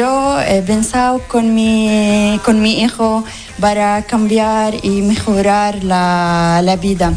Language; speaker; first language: Spanish; non-native, learner; Arabic